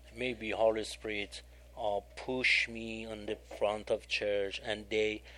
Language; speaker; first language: English; non-native, learner; Persian